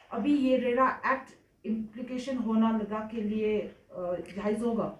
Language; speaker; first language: Hindi; non-native, local second language; Ladakhi